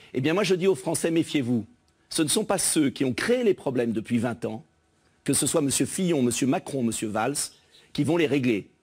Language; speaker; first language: French; native; French